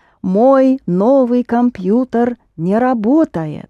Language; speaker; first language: Russian; native; Russian